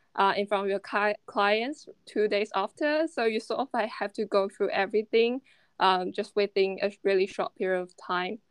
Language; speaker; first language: English; non-native, fluent; Chinese